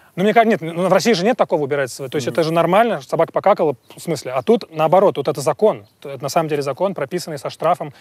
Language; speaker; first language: Russian; native; Russian